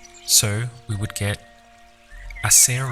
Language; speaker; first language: Spanish; non-native, fluent; English